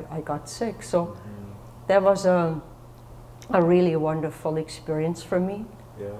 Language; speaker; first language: English; non-native, fluent; German